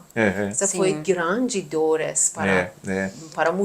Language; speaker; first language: Portuguese; non-native, learner; Persian